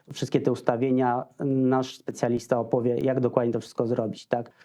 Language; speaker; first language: Polish; non-native, fluent; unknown